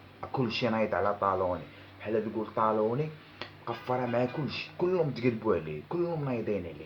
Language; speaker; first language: Arabic; native; Arabic